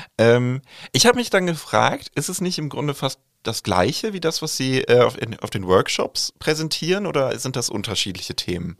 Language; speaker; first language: German; native; German